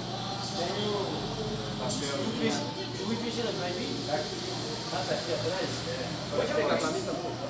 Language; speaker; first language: Portuguese; non-native, learner; Haitian Creole